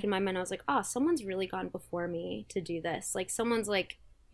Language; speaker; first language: English; early bilingual, other home language; Spanish